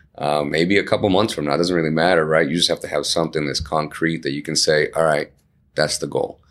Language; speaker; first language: English; early bilingual, other home language; Spanish